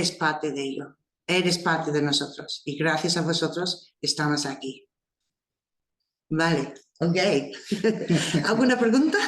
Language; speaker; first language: Spanish; non-native, fluent; English